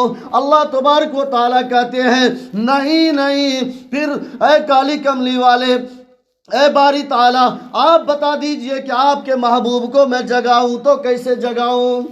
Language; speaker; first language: Urdu; native; Urdu